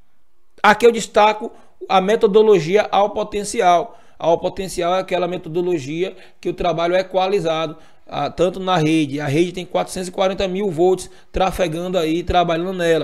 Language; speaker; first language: Portuguese; native; Portuguese